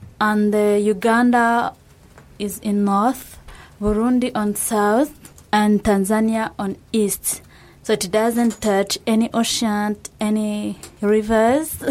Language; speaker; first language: English; non-native, local second language; Kinyarwanda